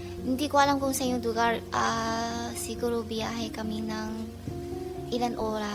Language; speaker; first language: Filipino; non-native, learner; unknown